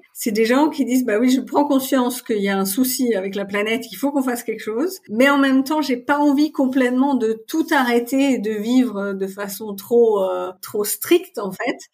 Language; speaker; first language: French; native; French